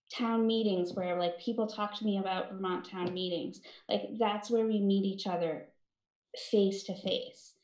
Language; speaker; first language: English; native; English